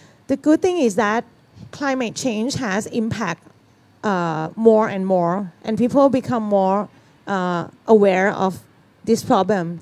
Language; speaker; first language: English; non-native, fluent; Thai